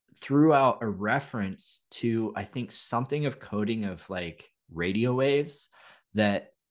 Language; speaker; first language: English; native; English